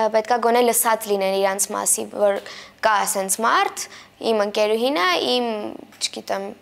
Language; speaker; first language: Armenian; early bilingual, heritage; Armenian